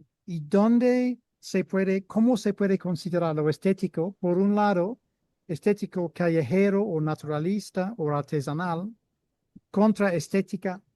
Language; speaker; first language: Spanish; non-native, fluent; English